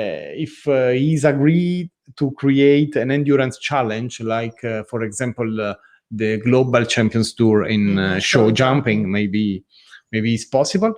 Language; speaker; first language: English; non-native, learner; Italian